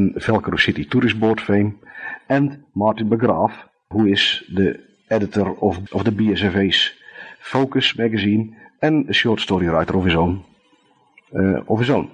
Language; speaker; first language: English; non-native, fluent; Dutch